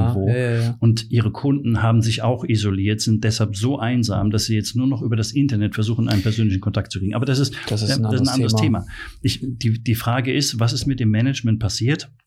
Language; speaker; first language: German; native; German